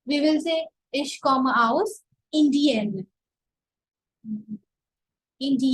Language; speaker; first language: German; non-native, fluent; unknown